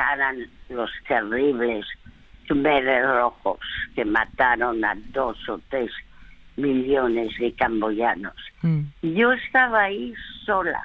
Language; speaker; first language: Spanish; early bilingual, other home language; French